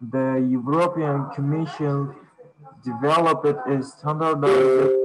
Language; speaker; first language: English; non-native, fluent; Uzbek